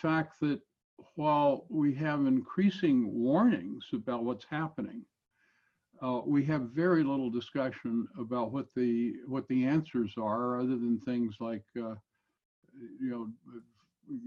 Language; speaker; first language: English; native; English